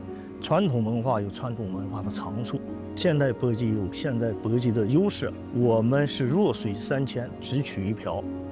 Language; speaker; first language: Chinese; native; Chinese